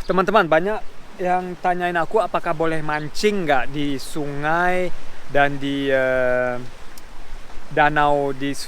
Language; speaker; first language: Indonesian; early bilingual, heritage; Indonesian